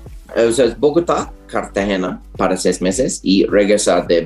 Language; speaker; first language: Spanish; non-native, learner; English